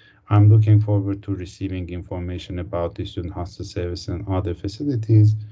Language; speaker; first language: English; non-native, fluent; Azerbaijani